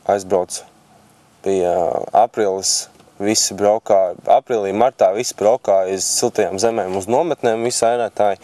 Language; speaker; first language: Latvian; native; Latvian